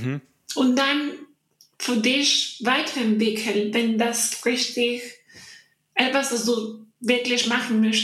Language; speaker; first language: German; non-native, learner; Spanish